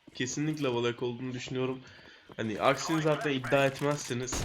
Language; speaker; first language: Turkish; native; Turkish